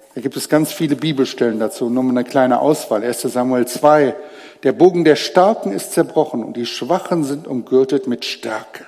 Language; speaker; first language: German; native; German